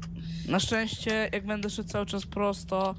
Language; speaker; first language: Polish; native; Polish